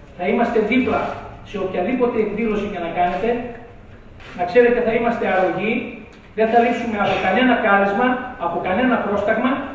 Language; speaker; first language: Greek; native; Greek